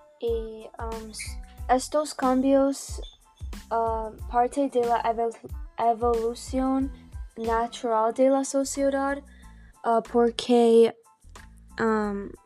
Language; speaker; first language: Spanish; non-native, learner; English